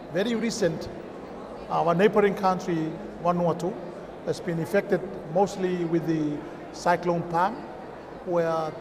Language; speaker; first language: English; non-native, fluent; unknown